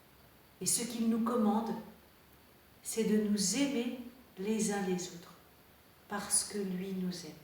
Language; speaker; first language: French; native; French